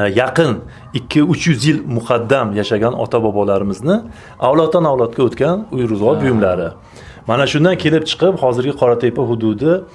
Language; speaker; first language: Uzbek; native; Uzbek